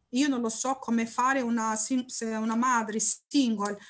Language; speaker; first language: Italian; non-native, learner; Arabic